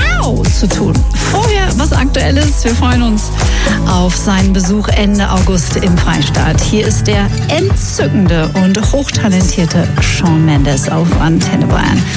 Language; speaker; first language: German; native; German